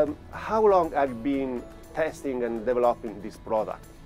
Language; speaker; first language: English; non-native, fluent; Italian